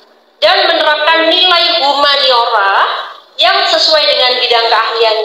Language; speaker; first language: Indonesian; native; Indonesian